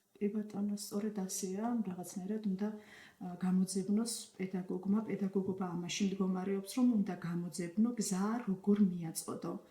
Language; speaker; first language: Georgian; native; Georgian